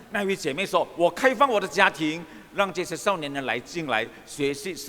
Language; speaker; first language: Chinese; early bilingual, heritage; Chinese